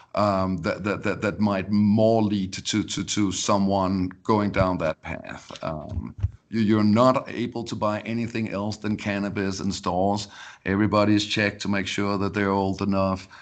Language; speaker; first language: English; non-native, fluent; Danish